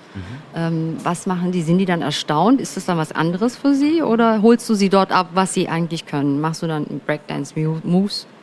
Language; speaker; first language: German; early bilingual, other home language; Turkish